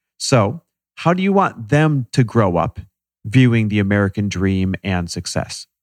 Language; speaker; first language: English; native; English